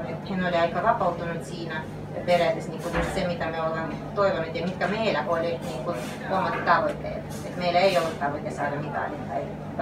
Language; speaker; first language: Finnish; non-native, fluent; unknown